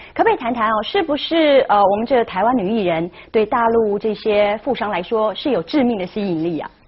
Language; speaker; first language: Chinese; native; Chinese